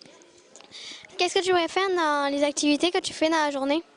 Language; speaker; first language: French; native; French